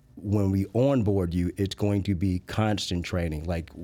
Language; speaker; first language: English; native; English